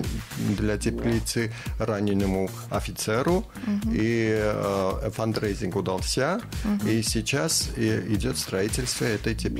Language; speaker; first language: Russian; non-native, fluent; Armenian